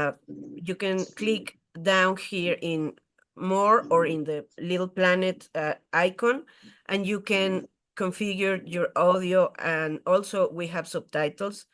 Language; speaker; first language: English; non-native, fluent; Spanish